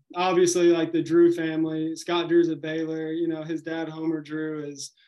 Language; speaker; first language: English; native; English